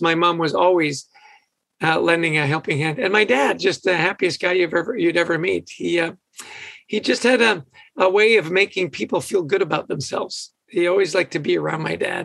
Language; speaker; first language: English; native; English